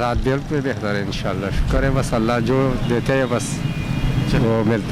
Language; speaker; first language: Hindi; non-native, local second language; Pashto